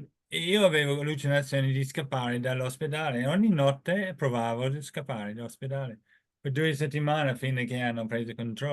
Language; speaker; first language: Italian; non-native, fluent; English